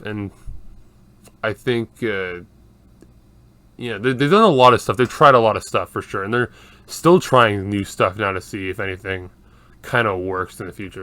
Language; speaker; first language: English; native; English